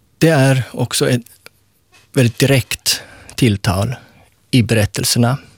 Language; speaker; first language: Swedish; native; Swedish